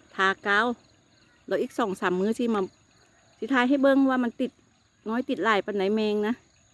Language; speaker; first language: Thai; native; Thai